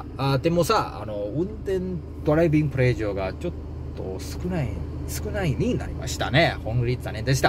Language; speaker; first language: Japanese; non-native, learner; Chinese